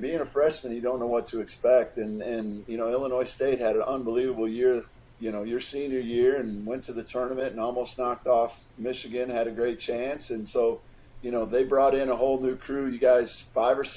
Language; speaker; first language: English; native; English